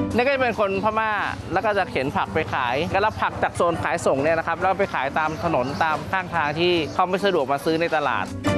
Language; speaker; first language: Thai; early bilingual, other home language; Chinese